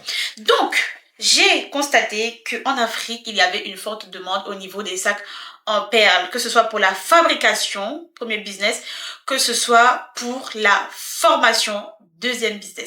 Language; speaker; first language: French; native; French